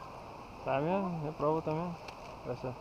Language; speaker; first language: Spanish; non-native, learner; English